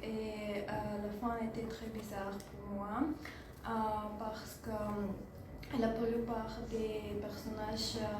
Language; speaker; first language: French; non-native, learner; Bulgarian